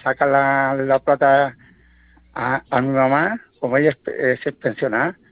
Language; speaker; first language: Spanish; native; Spanish